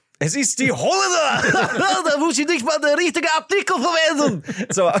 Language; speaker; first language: German; native; German